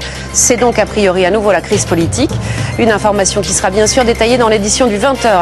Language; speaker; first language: French; native; French